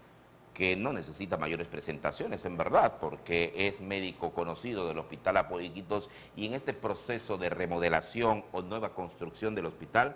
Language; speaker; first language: Spanish; native; Spanish